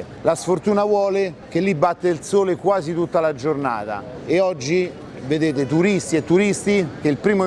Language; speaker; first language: Italian; native; Italian